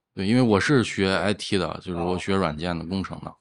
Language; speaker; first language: Chinese; native; Chinese